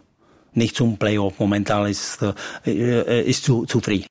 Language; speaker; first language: German; non-native, learner; Czech